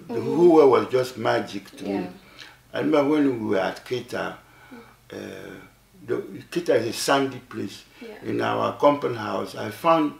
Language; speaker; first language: English; non-native, local second language; Ewe